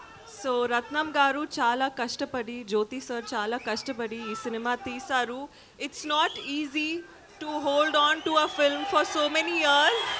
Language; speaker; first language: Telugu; non-native, learner; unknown